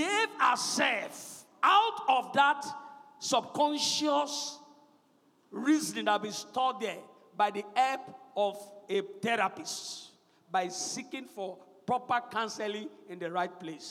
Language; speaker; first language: English; non-native, local second language; Yoruba